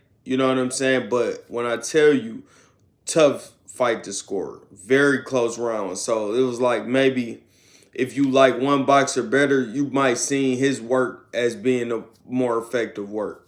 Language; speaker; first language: English; native; English